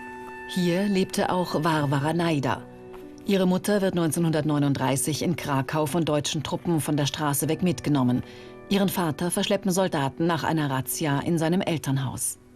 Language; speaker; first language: German; native; German